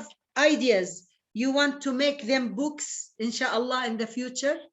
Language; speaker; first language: English; non-native, learner; Arabic